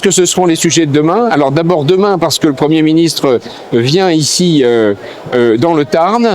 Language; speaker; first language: French; native; French